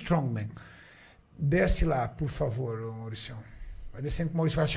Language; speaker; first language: Portuguese; native; Portuguese